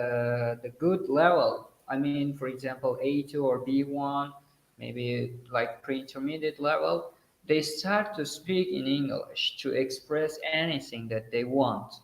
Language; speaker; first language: English; non-native, fluent; Uzbek